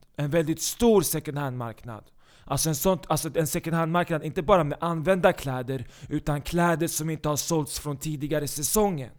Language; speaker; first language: Swedish; early bilingual, other home language; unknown